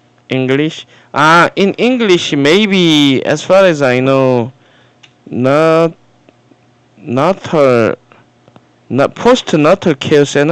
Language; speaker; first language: English; non-native, fluent; Korean